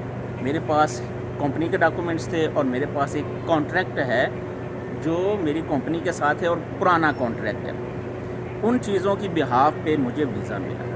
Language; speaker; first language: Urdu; non-native, local second language; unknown